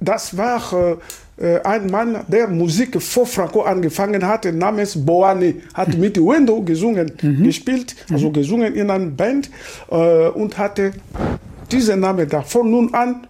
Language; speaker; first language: German; non-native, learner; Lingala